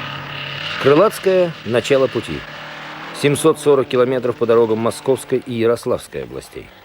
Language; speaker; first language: Russian; native; Russian